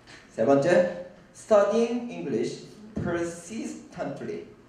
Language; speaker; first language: English; non-native, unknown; Korean